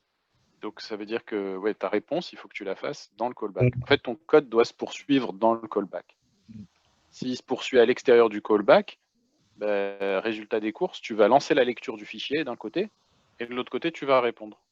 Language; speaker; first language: French; native; French